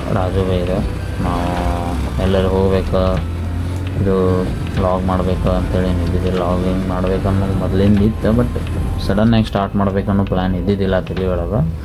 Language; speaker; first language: Kannada; native; Kannada